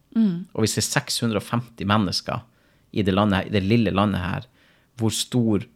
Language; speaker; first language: Norwegian; native; Norwegian